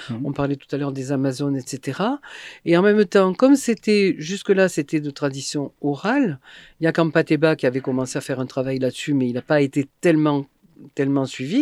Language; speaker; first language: French; native; French